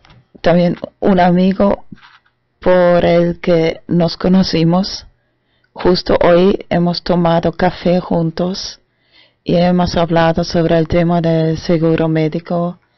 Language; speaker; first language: Spanish; non-native, fluent; German